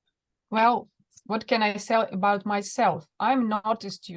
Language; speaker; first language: English; non-native, fluent; Russian